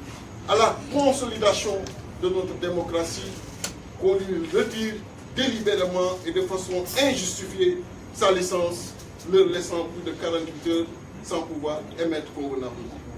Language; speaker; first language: French; non-native, local second language; Wolof